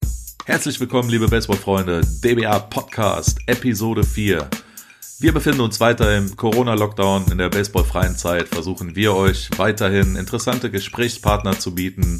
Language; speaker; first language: German; native; German